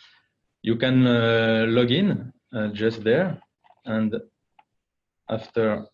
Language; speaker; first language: English; non-native, fluent; French